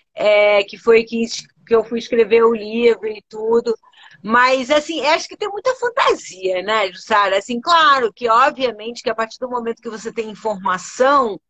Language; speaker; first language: Portuguese; early bilingual, other home language; Spanish